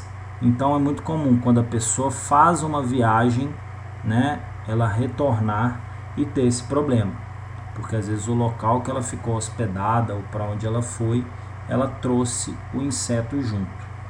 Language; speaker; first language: Portuguese; native; Portuguese